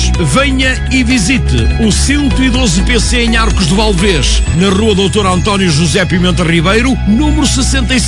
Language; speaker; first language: Portuguese; native; Portuguese